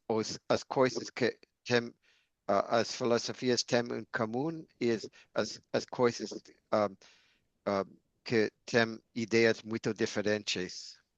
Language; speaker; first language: Portuguese; non-native, learner; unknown